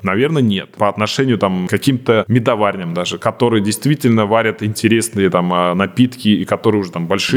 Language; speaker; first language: Russian; native; Russian